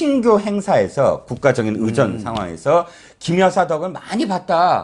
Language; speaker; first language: Korean; native; Korean